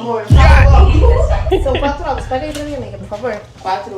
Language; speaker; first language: Portuguese; native; Portuguese